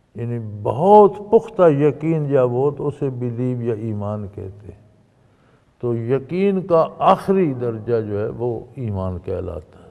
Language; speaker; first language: Urdu; non-native, local second language; Punjabi